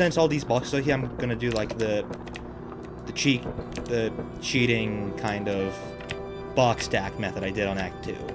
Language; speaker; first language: English; native; English